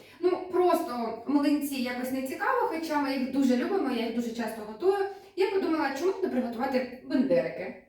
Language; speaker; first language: Ukrainian; non-native, local second language; Russian